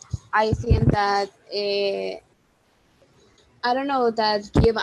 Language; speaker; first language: English; non-native, learner; Spanish